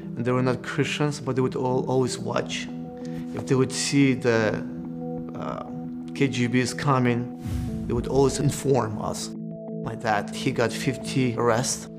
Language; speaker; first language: English; non-native, fluent; Russian